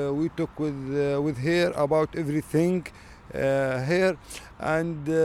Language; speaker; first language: English; non-native, learner; Arabic